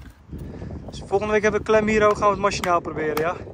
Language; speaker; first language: Dutch; native; Dutch